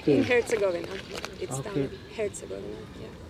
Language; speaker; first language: English; non-native, fluent; Croatian